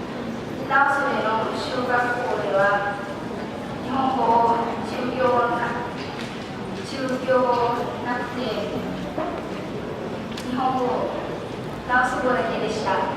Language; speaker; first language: Japanese; non-native, learner; Lao